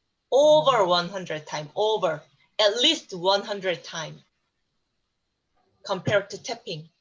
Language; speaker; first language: English; non-native, learner; Korean